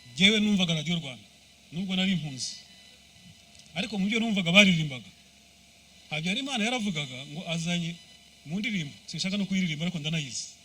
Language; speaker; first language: Kinyarwanda; early bilingual, heritage; Kinyarwanda